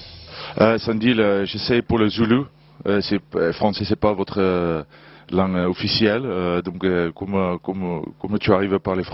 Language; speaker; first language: French; non-native, learner; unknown